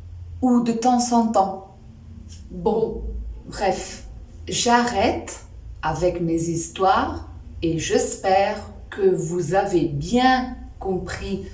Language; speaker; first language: French; non-native, fluent; Spanish